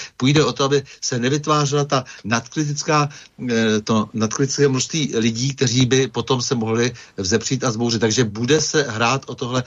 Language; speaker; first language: Czech; native; Czech